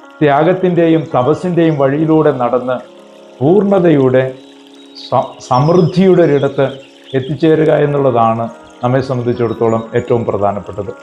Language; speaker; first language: Malayalam; native; Malayalam